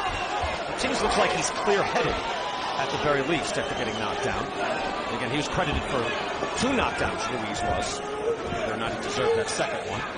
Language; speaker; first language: English; native; English